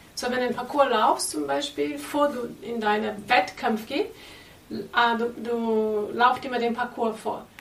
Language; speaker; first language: German; non-native, fluent; Portuguese